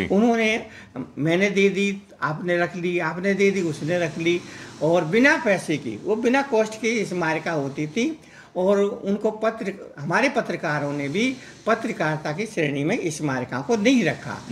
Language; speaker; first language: Hindi; native; Hindi